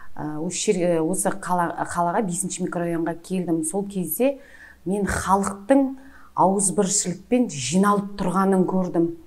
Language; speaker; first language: Kazakh; native; Kazakh